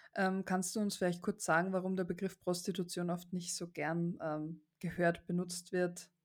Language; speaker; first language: German; native; German